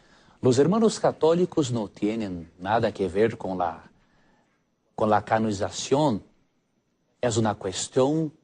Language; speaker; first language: Spanish; non-native, fluent; Portuguese